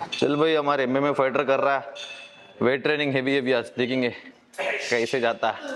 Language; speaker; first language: Hindi; non-native, local second language; Telugu